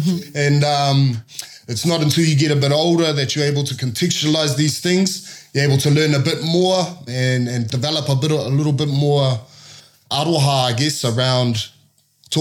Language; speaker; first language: English; native; English